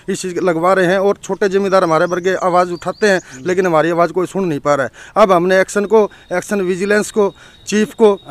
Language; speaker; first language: Hindi; native; Hindi